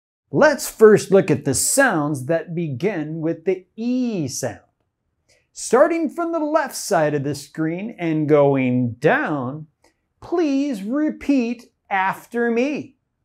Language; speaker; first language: English; native; English